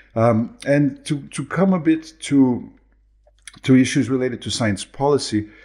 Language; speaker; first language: English; non-native, fluent; Portuguese